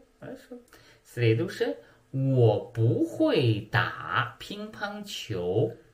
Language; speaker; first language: Russian; non-native, learner; Chinese